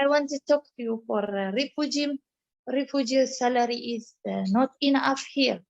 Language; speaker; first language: English; non-native, learner; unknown